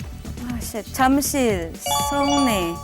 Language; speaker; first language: Korean; non-native, learner; English